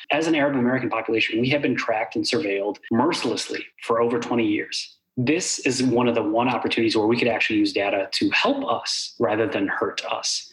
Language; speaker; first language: English; early bilingual, other home language; Arabic